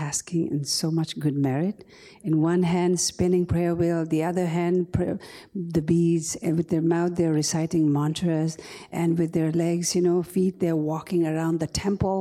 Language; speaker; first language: English; non-native, local second language; Tibetan